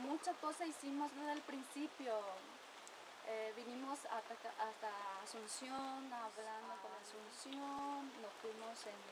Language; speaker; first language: Spanish; non-native, local second language; Guarani